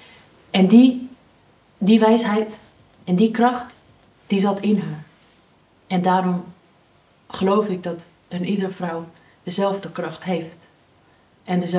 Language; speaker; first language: Dutch; early bilingual, other home language; Persian